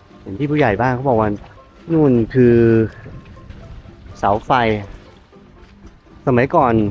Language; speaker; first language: Thai; native; Thai